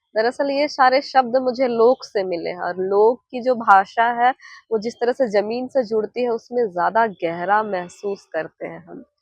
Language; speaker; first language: Hindi; non-native, local second language; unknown